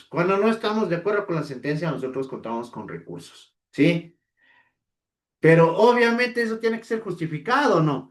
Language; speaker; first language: Spanish; native; Spanish